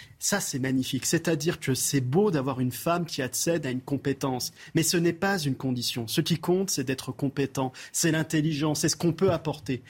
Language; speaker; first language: French; native; French